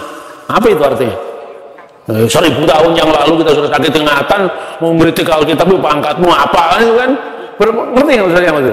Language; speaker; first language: Indonesian; native; Indonesian